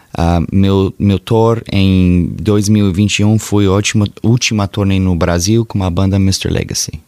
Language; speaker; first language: Portuguese; early bilingual, heritage; Portuguese